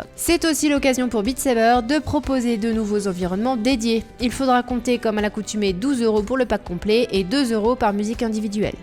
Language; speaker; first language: French; native; French